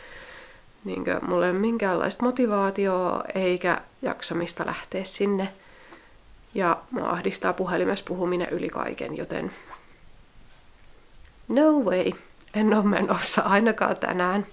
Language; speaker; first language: Finnish; native; Finnish